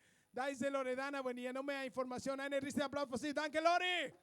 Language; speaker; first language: German; non-native, fluent; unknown